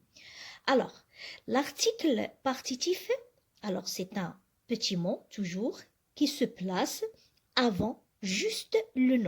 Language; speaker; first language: French; non-native, local second language; Arabic